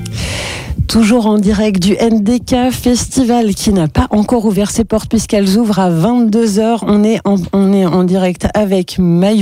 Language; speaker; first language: French; native; French